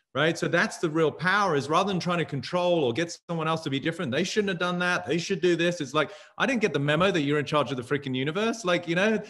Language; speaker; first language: English; native; English